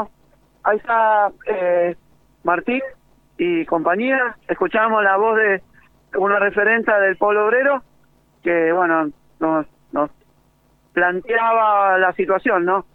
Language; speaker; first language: Spanish; native; Spanish